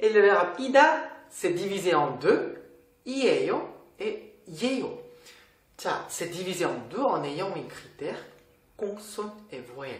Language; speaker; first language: French; non-native, fluent; Korean